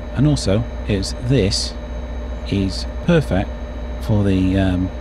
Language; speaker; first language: English; native; English